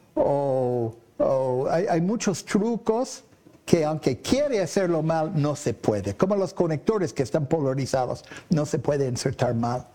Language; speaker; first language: Spanish; non-native, fluent; English